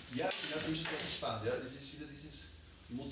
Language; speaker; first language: German; native; German